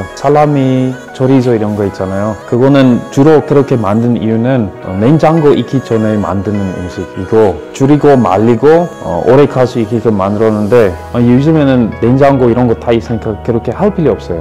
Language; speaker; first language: Korean; non-native, fluent; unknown